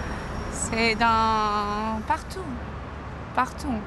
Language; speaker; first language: French; non-native, fluent; Greek